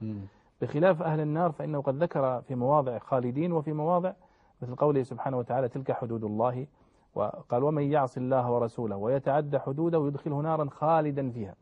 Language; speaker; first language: Arabic; native; Arabic